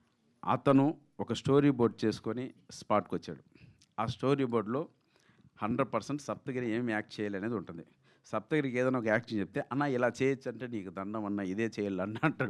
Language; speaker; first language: Telugu; native; Telugu